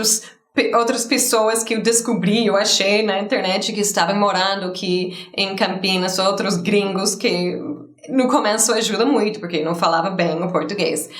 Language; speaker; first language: Portuguese; non-native, fluent; English